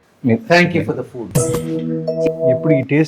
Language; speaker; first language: Telugu; native; Telugu